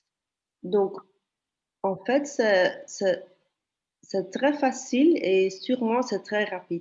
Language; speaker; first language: French; non-native, local second language; Dutch